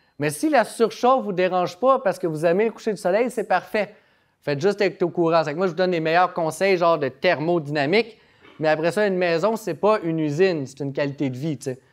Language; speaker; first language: French; native; French